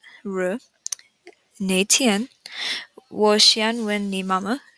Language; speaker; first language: Chinese; non-native, learner; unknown